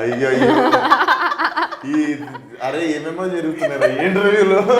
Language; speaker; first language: Telugu; native; Telugu